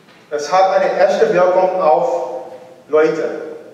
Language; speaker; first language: German; non-native, learner; English